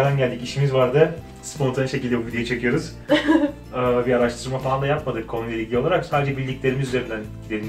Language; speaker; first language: Turkish; native; Turkish